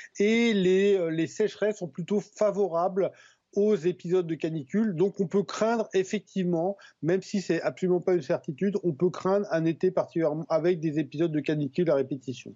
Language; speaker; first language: French; native; French